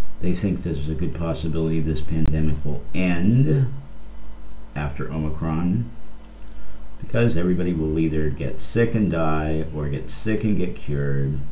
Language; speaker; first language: English; native; English